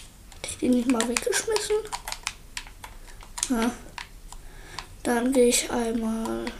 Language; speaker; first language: German; native; German